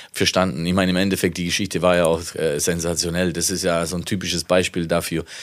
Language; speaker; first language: German; non-native, fluent; Italian